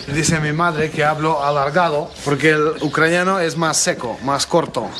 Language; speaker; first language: Spanish; non-native, fluent; Ukrainian